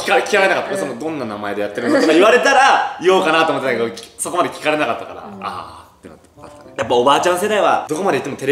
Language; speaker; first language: Japanese; native; Japanese